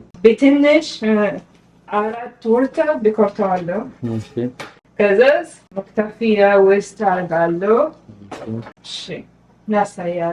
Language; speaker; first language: Amharic; non-native, learner; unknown